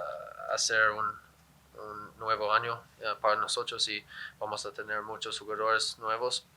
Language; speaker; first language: Spanish; non-native, learner; English